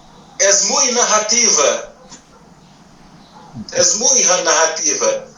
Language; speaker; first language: Spanish; non-native, learner; Portuguese